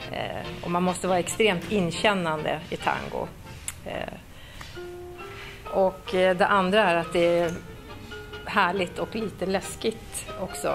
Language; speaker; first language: Swedish; native; Swedish